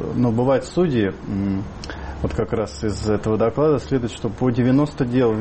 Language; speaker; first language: Russian; native; Russian